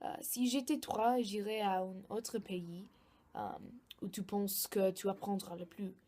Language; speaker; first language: French; non-native, learner; English